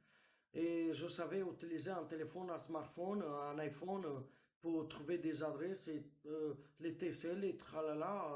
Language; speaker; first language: French; non-native, fluent; Romanian